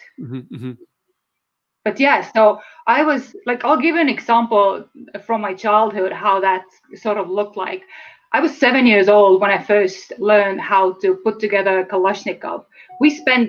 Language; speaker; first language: English; non-native, fluent; Estonian